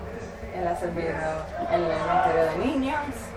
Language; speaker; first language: Spanish; early bilingual, heritage; Spanish